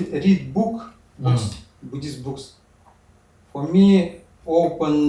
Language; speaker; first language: English; non-native, learner; Russian